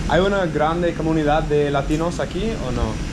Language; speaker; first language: Spanish; non-native, fluent; English